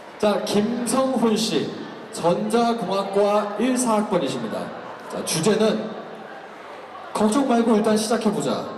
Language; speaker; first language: Korean; native; Korean